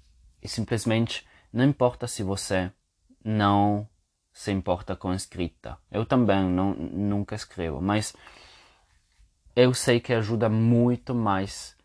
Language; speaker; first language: Portuguese; non-native, fluent; Spanish